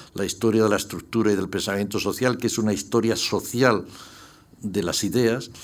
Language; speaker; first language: Spanish; native; Spanish